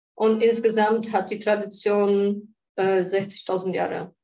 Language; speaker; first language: German; non-native, fluent; Polish